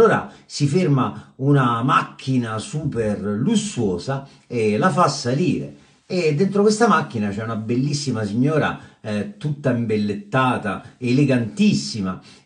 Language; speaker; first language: Italian; native; Italian